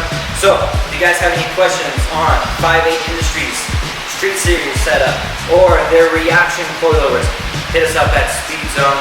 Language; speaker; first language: English; native; English